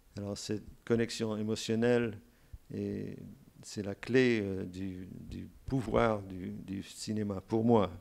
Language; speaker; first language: French; non-native, fluent; English